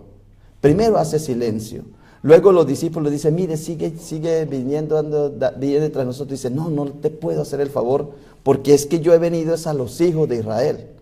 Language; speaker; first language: Spanish; native; Spanish